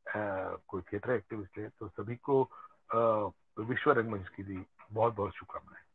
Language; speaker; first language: Hindi; non-native, local second language; Gujarati